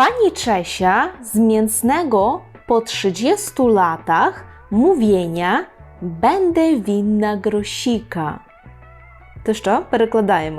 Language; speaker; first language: Polish; non-native, fluent; Ukrainian